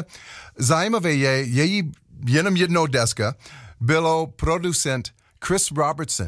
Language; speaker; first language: Czech; non-native, learner; English